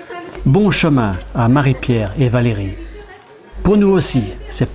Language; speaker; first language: French; native; French